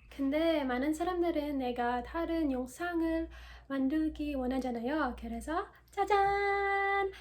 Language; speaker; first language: Korean; non-native, learner; English